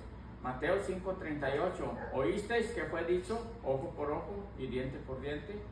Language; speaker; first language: Spanish; native; Spanish